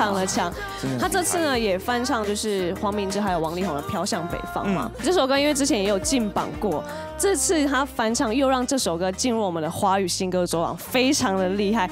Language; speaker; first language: Chinese; native; Chinese